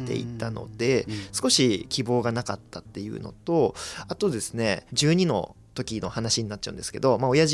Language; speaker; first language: Japanese; native; Japanese